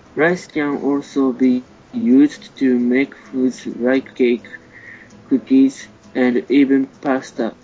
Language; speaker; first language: English; non-native, learner; Japanese